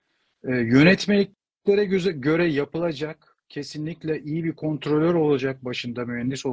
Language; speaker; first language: Turkish; native; Turkish